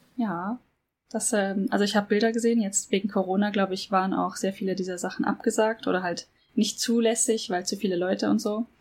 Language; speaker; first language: German; native; German